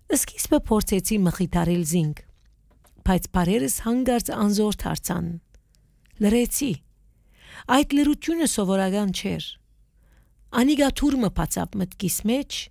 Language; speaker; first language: Armenian; early bilingual, heritage; Armenian